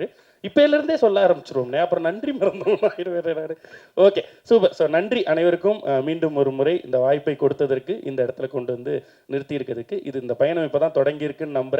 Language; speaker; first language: Tamil; native; Tamil